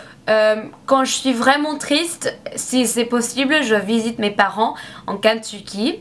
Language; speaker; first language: French; non-native, learner; English